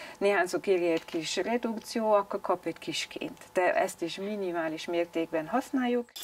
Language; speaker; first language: Hungarian; non-native, learner; German